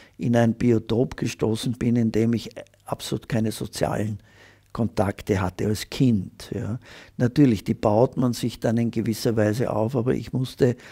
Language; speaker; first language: German; native; German